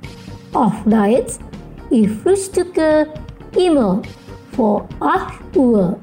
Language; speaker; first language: German; non-native, fluent; Indonesian